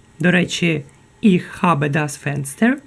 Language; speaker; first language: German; non-native, fluent; Ukrainian